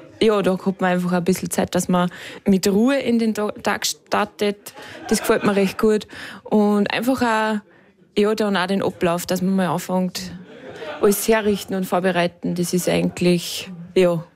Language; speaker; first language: German; native; German